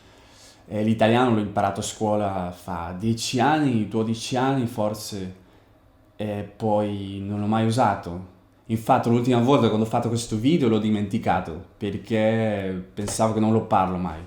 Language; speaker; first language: Italian; non-native, fluent; Spanish